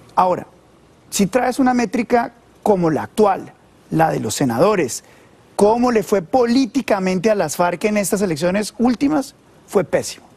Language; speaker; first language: Spanish; native; Spanish